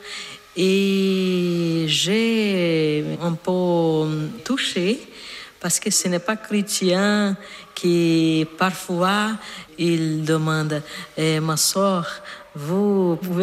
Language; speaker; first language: French; non-native, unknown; Portuguese